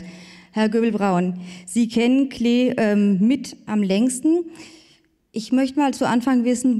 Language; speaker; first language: German; native; German